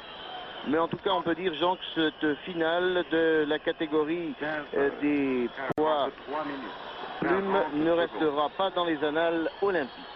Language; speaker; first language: French; native; French